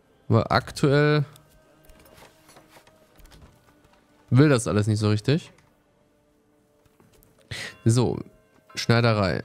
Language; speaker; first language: German; native; German